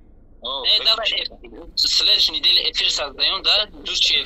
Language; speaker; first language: Russian; non-native, learner; Tajik